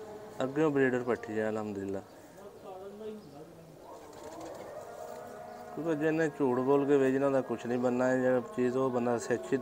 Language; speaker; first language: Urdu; non-native, local second language; Punjabi